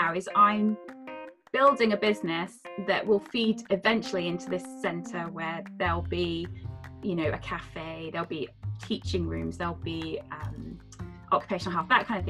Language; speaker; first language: English; native; English